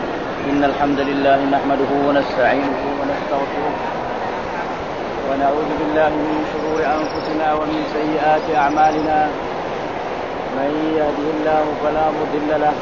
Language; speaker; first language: Arabic; non-native, fluent; Malay